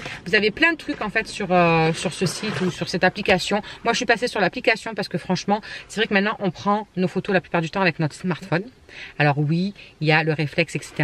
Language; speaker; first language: French; native; French